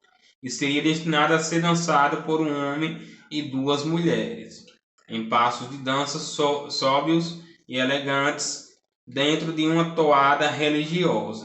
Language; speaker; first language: Portuguese; native; Portuguese